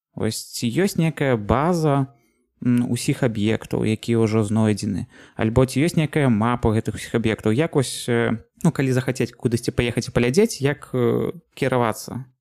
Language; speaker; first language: Belarusian; native; Belarusian